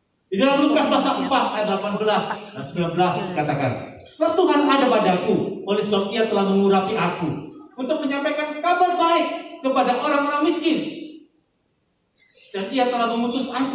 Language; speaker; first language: Indonesian; native; Indonesian